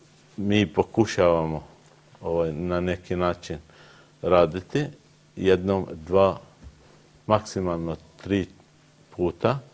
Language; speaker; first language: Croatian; non-native, learner; Arabic